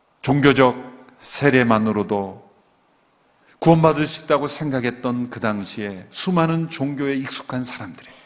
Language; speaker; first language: Korean; native; Korean